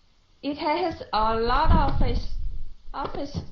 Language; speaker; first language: English; non-native, learner; Vietnamese